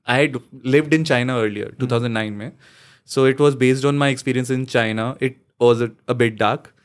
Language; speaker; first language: English; non-native, local second language; Punjabi